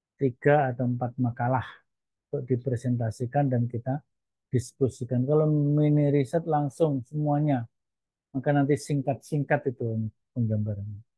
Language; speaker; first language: Indonesian; native; Indonesian